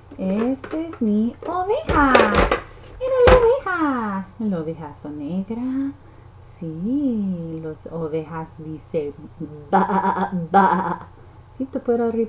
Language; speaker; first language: Spanish; non-native, learner; English